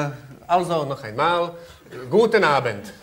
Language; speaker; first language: German; non-native, learner; Slovak